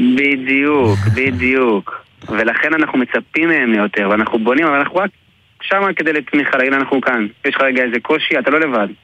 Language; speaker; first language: Hebrew; early bilingual, other home language; English